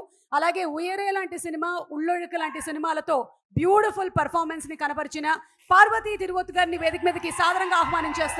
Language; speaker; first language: Telugu; native; Telugu